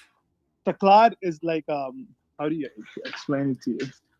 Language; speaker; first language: English; non-native, fluent; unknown